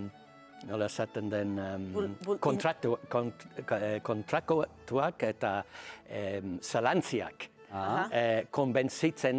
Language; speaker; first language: Basque; non-native, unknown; English